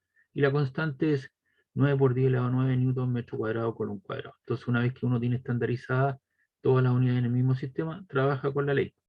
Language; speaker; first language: Spanish; native; Spanish